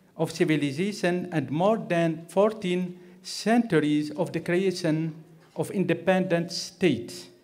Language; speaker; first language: English; non-native, fluent; Arabic